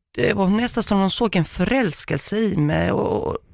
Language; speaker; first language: Swedish; early bilingual, other home language; Croatian